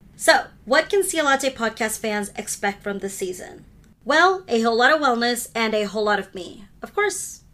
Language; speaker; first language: English; early bilingual, other home language; Hindi